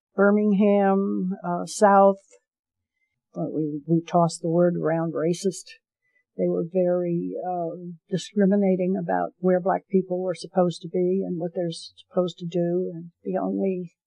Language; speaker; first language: English; native; English